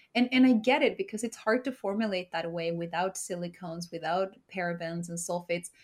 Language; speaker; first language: English; early bilingual, heritage; Spanish